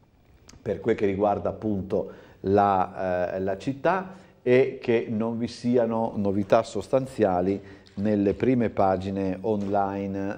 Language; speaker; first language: Italian; native; Italian